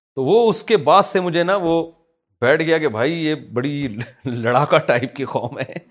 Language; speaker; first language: Urdu; native; Urdu